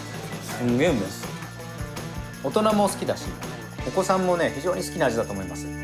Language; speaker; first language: Japanese; native; Japanese